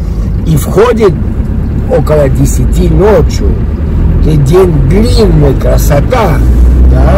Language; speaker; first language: Russian; early bilingual, heritage; Russian